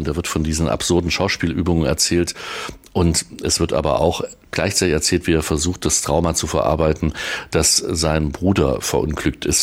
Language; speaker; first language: German; native; German